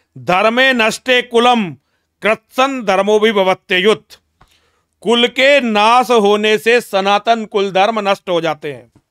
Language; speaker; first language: Hindi; native; Hindi